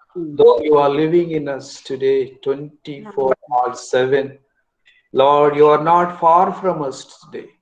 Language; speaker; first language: English; non-native, local second language; Telugu